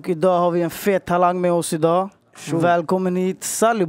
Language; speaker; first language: Swedish; native; Swedish